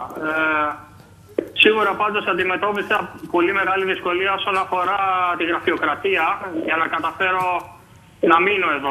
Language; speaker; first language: Greek; native; Greek